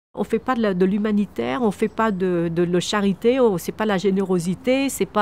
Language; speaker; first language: French; early bilingual, other home language; Vietnamese